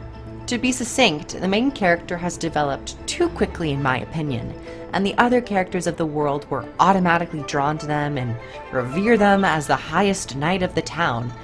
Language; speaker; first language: English; native; English